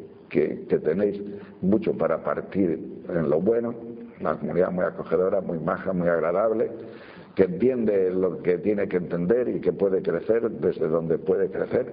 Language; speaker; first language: Spanish; native; Spanish